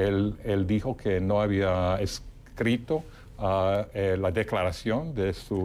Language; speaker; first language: Spanish; non-native, fluent; English